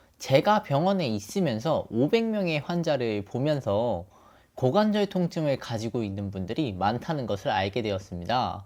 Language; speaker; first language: Korean; native; Korean